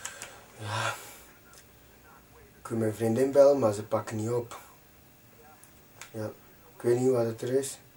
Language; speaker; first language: Dutch; non-native, fluent; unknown